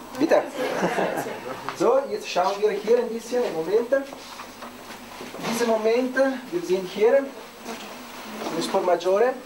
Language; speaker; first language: German; non-native, learner; Italian